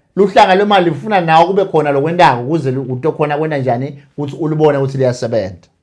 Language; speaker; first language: Zulu; native; Zulu